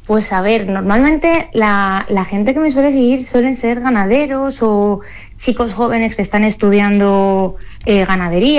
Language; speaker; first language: Spanish; native; Spanish